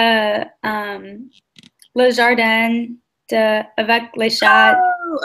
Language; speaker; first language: French; non-native, learner; English